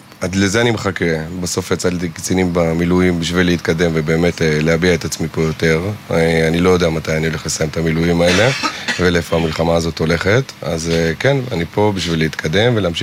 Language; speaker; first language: Hebrew; native; Hebrew